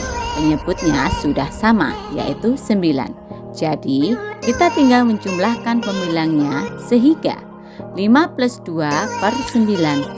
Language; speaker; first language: Indonesian; native; Indonesian